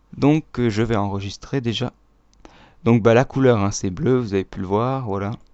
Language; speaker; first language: French; native; French